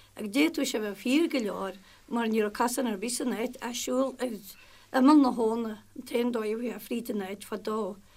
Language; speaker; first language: Irish; native; Irish